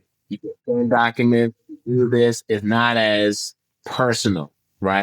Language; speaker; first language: English; early bilingual, other home language; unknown